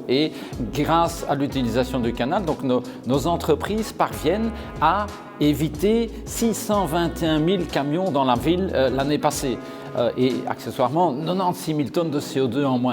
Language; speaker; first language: French; native; French